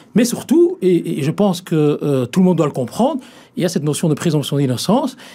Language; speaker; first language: French; native; French